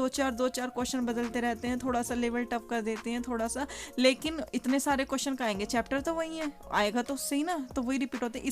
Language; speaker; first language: Hindi; native; Hindi